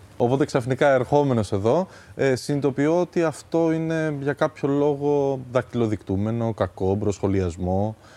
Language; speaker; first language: Greek; early bilingual, other home language; Albanian